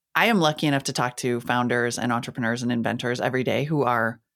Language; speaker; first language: English; native; English